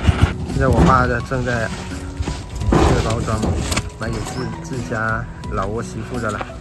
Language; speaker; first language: Chinese; native; Chinese